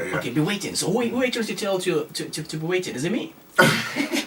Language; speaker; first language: English; native; English